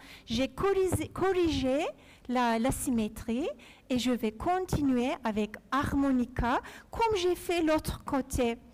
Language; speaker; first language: French; non-native, fluent; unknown